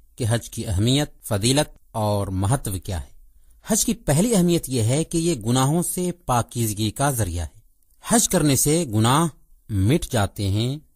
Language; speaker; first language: Urdu; native; Urdu